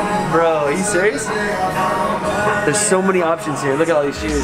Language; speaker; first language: English; native; English